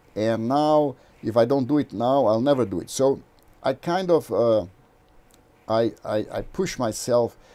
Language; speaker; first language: English; non-native, fluent; Portuguese